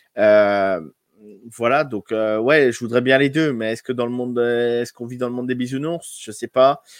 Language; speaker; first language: French; native; French